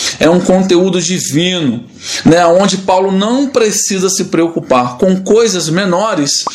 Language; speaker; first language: Portuguese; native; Portuguese